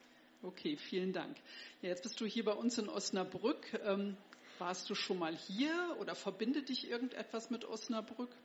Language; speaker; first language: German; native; German